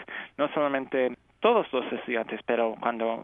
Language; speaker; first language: Spanish; early bilingual, heritage; English